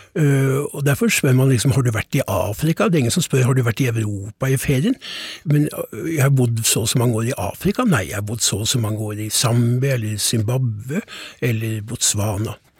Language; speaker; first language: Norwegian; native; Norwegian